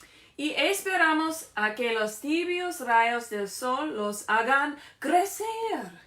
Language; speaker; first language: Spanish; non-native, fluent; English